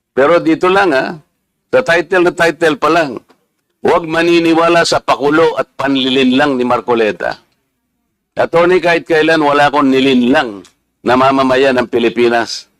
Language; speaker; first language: Filipino; native; Filipino